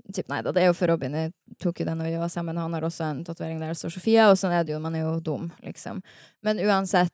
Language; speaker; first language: Norwegian; native; Norwegian